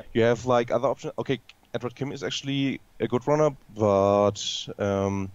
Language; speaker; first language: English; non-native, fluent; German